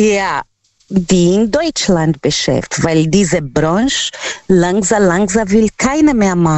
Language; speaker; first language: German; non-native, learner; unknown